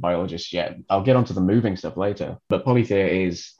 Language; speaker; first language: English; native; English